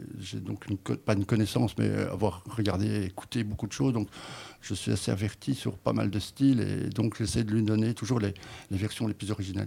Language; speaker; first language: French; native; French